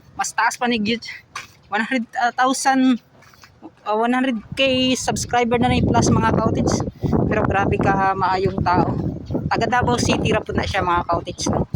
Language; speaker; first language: Filipino; native; Filipino